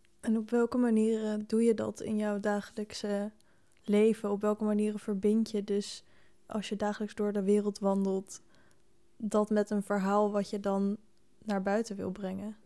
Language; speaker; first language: Dutch; native; Dutch